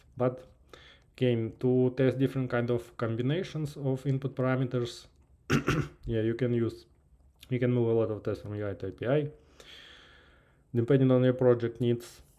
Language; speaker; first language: English; non-native, fluent; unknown